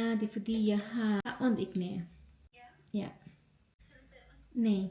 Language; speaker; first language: Danish; non-native, learner; Filipino